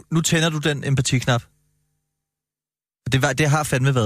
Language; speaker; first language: Danish; native; Danish